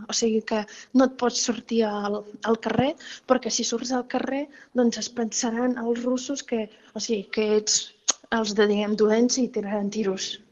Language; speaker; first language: Catalan; non-native, fluent; Ukrainian